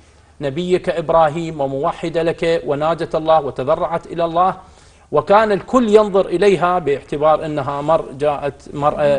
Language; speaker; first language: Arabic; native; Arabic